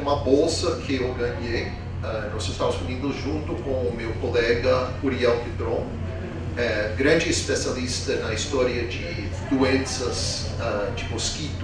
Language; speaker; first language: Portuguese; non-native, fluent; English